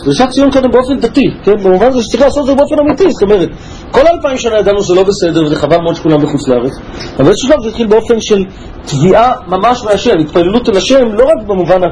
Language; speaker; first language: Hebrew; native; Hebrew